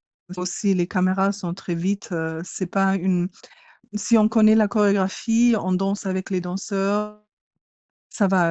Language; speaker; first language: French; non-native, fluent; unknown